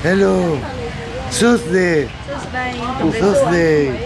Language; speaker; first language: English; non-native, learner; French